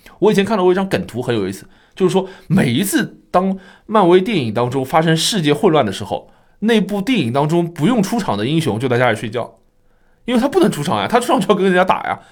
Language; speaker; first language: Chinese; native; Chinese